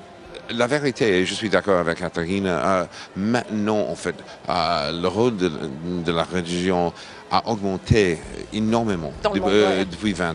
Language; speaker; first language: French; non-native, fluent; English